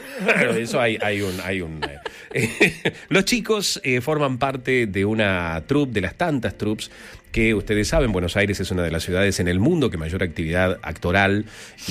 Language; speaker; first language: Spanish; native; Spanish